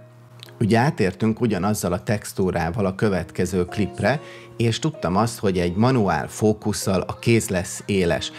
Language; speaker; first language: Hungarian; native; Hungarian